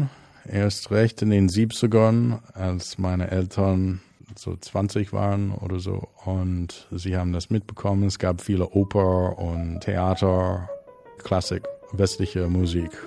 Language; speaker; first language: German; non-native, fluent; English